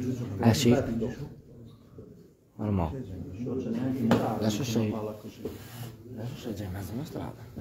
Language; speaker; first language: Italian; native; Italian